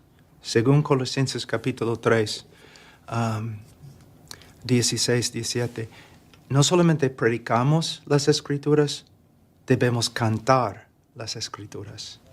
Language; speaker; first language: Spanish; non-native, fluent; English